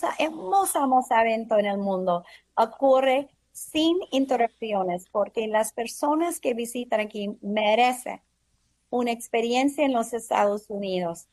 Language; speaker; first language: Spanish; non-native, fluent; English